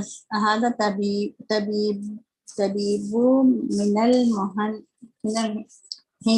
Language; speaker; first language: Arabic; non-native, learner; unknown